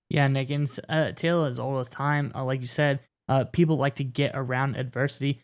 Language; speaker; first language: English; native; English